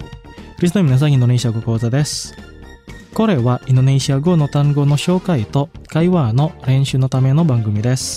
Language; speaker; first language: Japanese; non-native, fluent; Indonesian